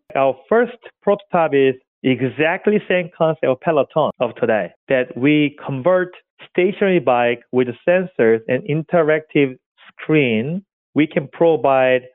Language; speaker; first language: English; non-native, fluent; Korean